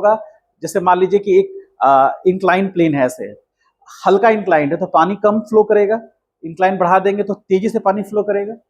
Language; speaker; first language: Hindi; native; Hindi